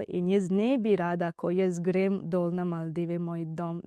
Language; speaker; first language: Slovenian; non-native, learner; Divehi